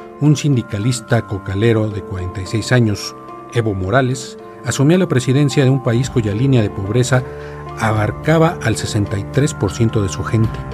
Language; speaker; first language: Spanish; native; Spanish